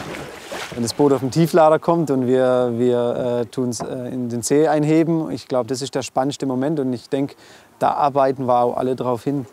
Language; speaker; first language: German; native; German